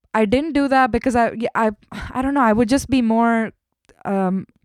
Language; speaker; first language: English; non-native, local second language; Tamil